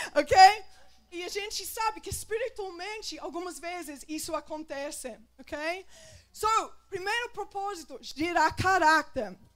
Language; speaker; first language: Portuguese; non-native, fluent; English